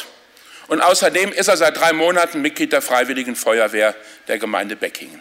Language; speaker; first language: German; native; German